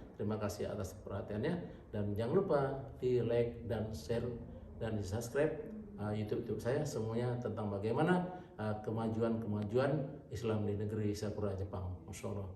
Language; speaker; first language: Indonesian; native; Indonesian